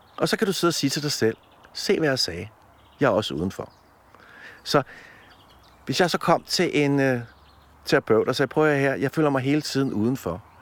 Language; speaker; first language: Danish; early bilingual, other home language; Polish